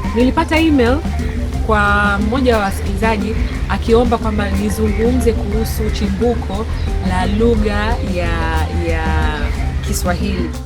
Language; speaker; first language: Swahili; native; Swahili